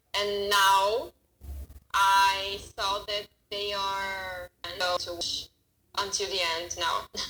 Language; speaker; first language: English; non-native, fluent; Portuguese